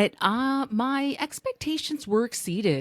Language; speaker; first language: English; native; English